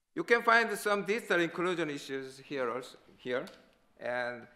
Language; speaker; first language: English; non-native, learner; Korean